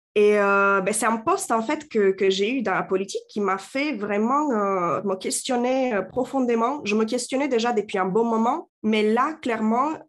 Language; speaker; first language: French; non-native, fluent; Romanian